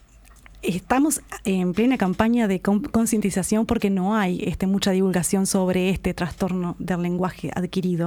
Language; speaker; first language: Spanish; native; Spanish